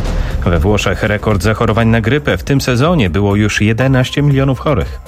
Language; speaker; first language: Polish; native; Polish